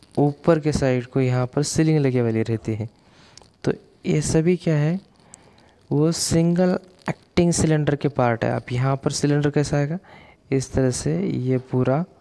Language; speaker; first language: Hindi; non-native, local second language; Marathi